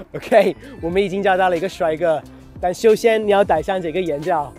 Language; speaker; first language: Chinese; non-native, fluent; English